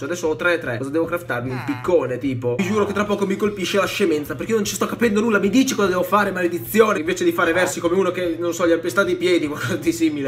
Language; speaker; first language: Italian; native; Italian